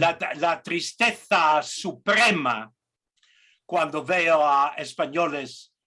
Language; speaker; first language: Spanish; non-native, fluent; English